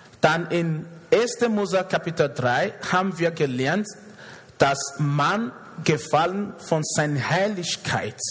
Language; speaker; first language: German; non-native, fluent; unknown